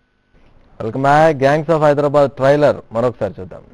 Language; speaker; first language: Telugu; native; Telugu